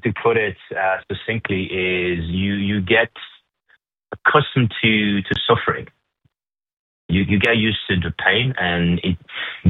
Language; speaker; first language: English; native; English